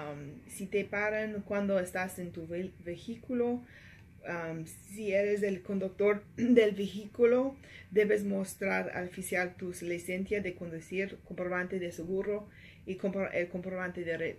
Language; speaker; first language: Spanish; non-native, learner; English